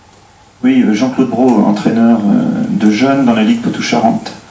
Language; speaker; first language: French; native; French